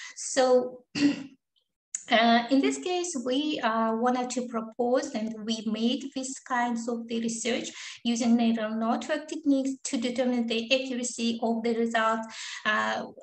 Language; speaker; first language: English; non-native, learner; Kazakh